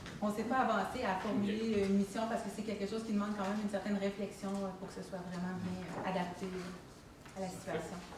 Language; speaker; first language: French; native; French